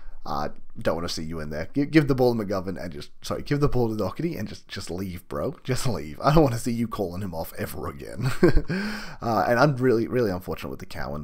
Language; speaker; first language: English; native; English